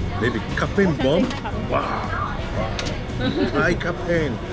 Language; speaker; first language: English; non-native, learner; Korean